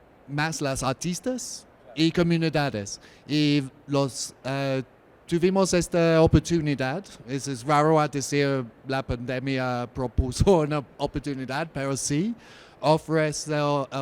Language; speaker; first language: Spanish; non-native, learner; English